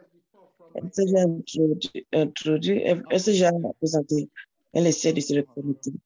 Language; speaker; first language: French; non-native, learner; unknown